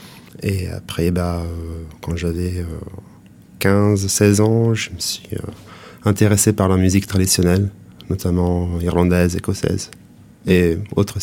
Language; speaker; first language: French; non-native, fluent; Italian